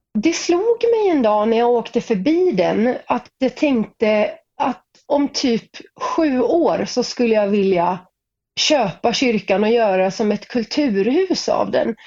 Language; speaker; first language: Swedish; native; Swedish